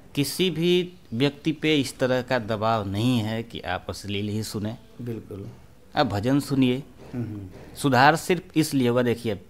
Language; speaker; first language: Hindi; native; Hindi